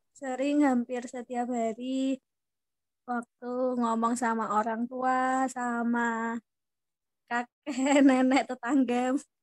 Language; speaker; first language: Indonesian; non-native, local second language; Balinese